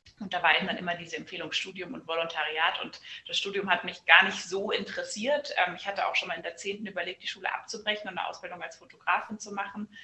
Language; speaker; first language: German; native; German